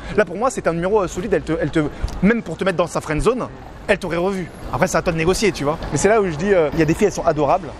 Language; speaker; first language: French; native; French